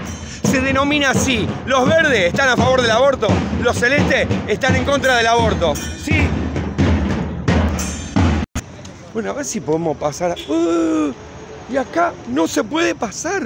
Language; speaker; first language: Spanish; native; Spanish